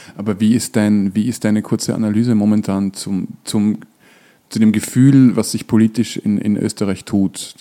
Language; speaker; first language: German; native; German